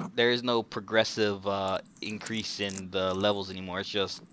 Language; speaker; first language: English; native; English